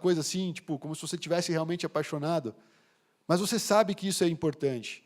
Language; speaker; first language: Portuguese; native; Portuguese